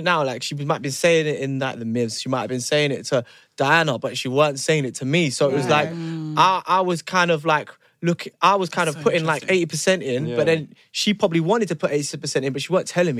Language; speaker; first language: English; native; English